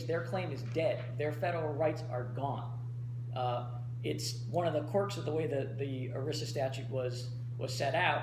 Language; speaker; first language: English; native; English